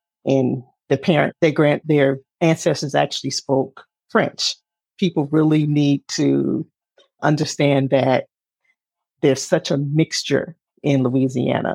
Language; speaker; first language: English; native; English